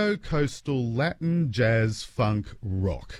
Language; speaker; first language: English; native; English